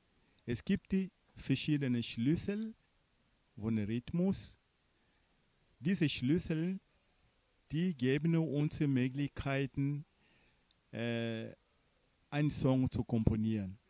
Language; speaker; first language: German; non-native, fluent; Portuguese